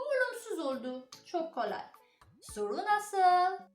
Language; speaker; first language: Turkish; non-native, learner; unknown